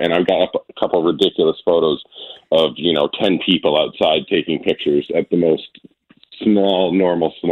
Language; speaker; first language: English; native; English